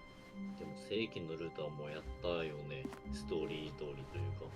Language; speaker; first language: Japanese; native; Japanese